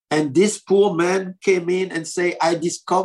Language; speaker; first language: English; non-native, fluent; French